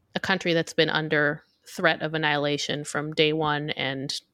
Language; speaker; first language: English; early bilingual, other home language; Hebrew